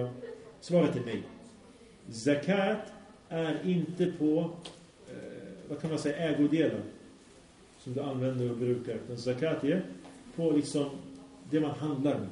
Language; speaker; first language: Swedish; early bilingual, other home language; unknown